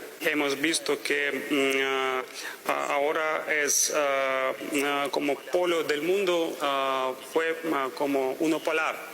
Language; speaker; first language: Spanish; non-native, fluent; Russian